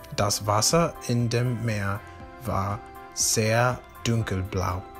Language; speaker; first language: German; non-native, learner; Spanish